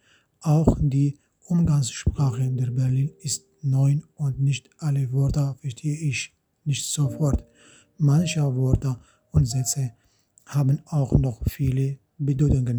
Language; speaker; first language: German; non-native, fluent; Arabic